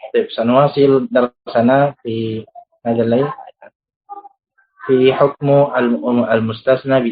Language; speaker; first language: Arabic; non-native, fluent; Indonesian